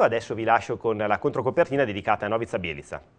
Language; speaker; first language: Italian; native; Italian